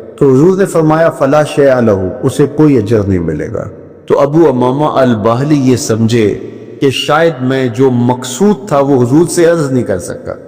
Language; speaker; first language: Urdu; non-native, local second language; Punjabi